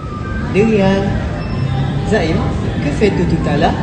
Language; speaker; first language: French; non-native, learner; Malay